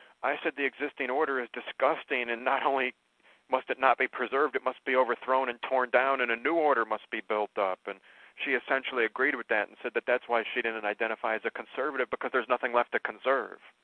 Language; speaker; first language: English; native; English